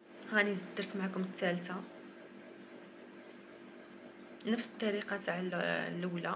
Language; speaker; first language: Arabic; native; Arabic